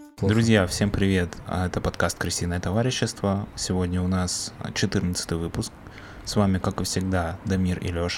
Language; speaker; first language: Russian; native; Russian